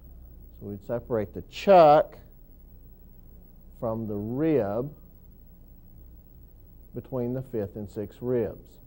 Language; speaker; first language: English; native; English